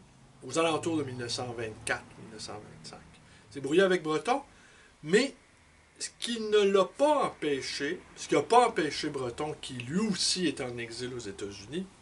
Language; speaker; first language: French; native; French